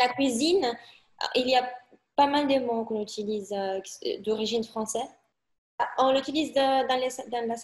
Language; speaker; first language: French; non-native, fluent; Spanish